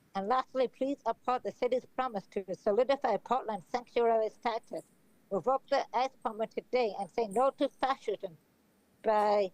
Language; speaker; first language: English; native; English